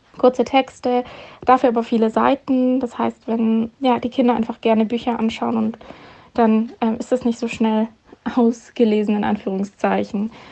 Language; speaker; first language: German; native; German